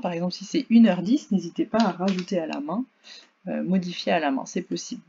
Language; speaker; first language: French; native; French